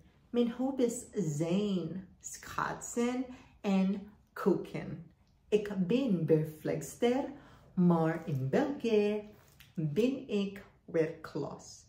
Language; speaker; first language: Dutch; non-native, learner; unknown